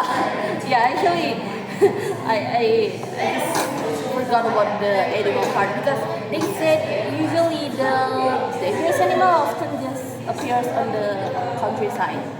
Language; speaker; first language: English; non-native, learner; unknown